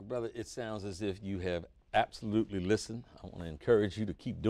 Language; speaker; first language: English; native; English